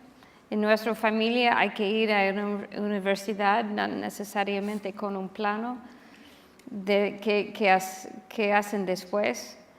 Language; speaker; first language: Spanish; non-native, fluent; English